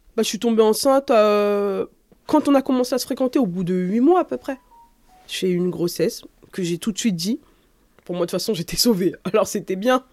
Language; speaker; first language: French; native; French